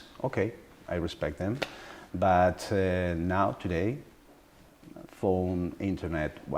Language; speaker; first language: English; non-native, learner; Spanish